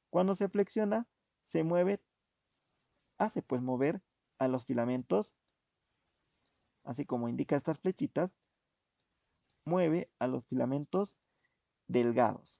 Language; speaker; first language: Spanish; native; Spanish